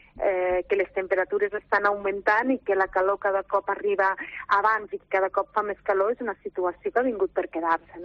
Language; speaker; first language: Catalan; native; Catalan